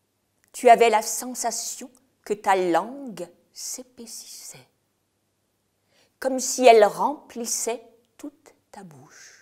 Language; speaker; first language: French; native; French